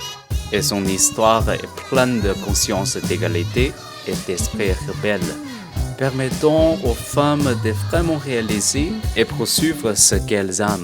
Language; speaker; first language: French; non-native, learner; Chinese